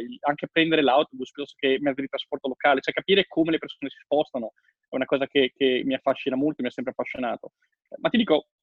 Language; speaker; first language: Italian; native; Italian